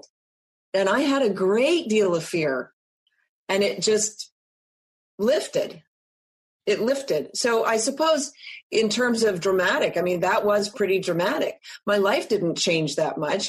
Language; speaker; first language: English; native; English